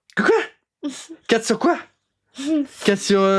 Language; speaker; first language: French; native; French